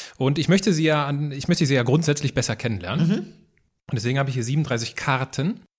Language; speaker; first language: German; native; German